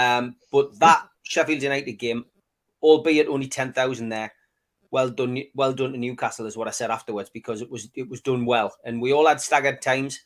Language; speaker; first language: English; native; English